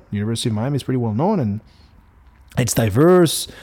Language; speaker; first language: English; non-native, fluent; Arabic